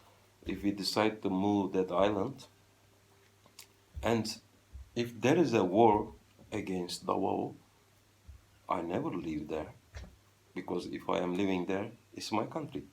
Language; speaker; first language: English; non-native, fluent; Turkish